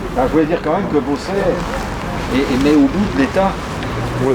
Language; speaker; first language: French; native; French